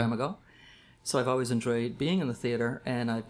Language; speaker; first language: English; native; English